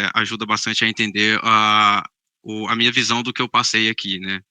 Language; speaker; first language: Portuguese; native; Portuguese